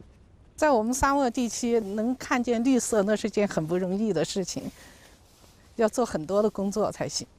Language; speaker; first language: Chinese; native; Chinese